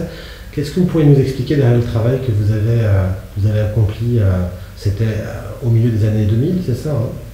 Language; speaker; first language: French; native; French